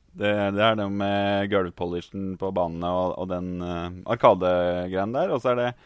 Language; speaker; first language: Norwegian; native; Norwegian